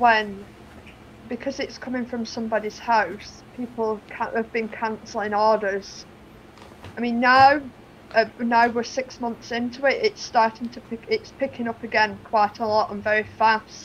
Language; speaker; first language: English; native; English